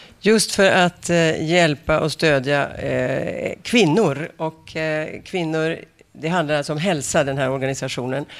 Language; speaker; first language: Swedish; native; Swedish